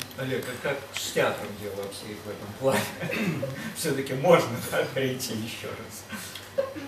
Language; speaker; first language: Russian; native; Russian